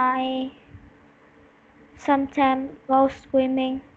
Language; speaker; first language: English; non-native, learner; Vietnamese